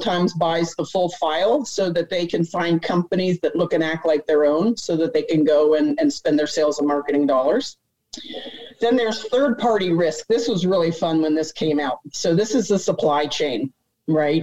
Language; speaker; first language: English; native; English